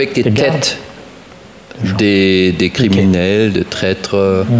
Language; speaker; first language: French; non-native, fluent; German